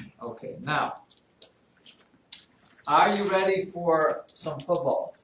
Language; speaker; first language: English; native; English